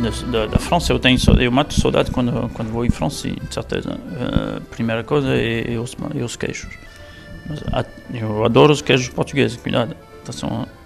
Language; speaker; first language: Portuguese; non-native, fluent; French